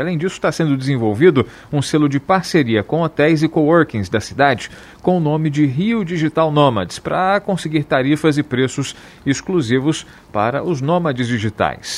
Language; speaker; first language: Portuguese; native; Portuguese